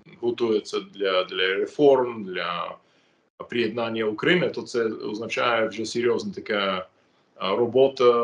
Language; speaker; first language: Ukrainian; non-native, fluent; English